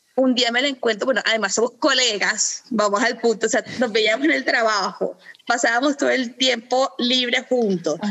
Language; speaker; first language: Spanish; early bilingual, other home language; German